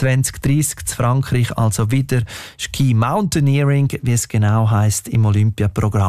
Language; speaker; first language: German; native; German